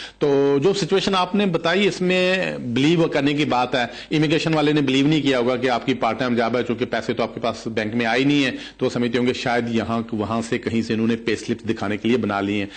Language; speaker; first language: Urdu; native; Urdu